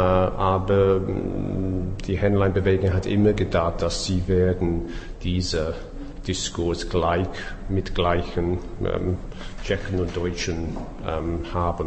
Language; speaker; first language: German; non-native, learner; English